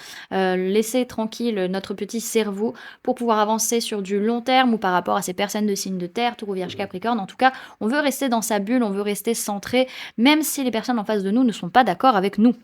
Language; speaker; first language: French; native; French